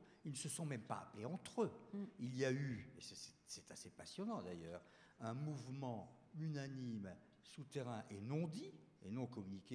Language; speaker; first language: French; native; French